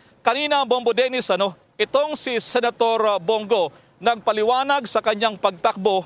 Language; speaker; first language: Filipino; native; Filipino